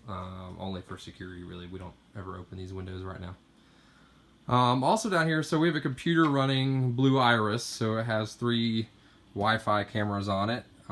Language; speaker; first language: English; native; English